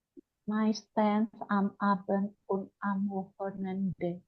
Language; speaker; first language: German; non-native, learner; Indonesian